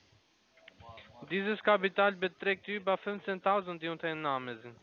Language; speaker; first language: German; non-native, learner; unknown